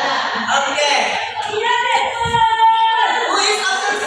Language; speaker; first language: English; non-native, learner; Indonesian